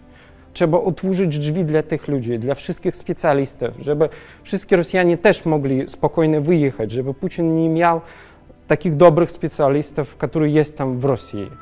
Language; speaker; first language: Polish; non-native, learner; Russian